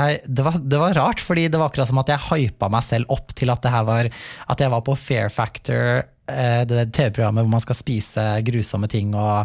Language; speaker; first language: Norwegian; native; Norwegian